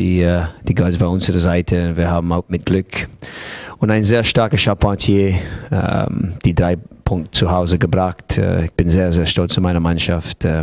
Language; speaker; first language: German; non-native, fluent; English